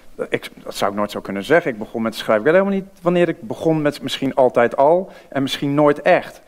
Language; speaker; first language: Dutch; native; Dutch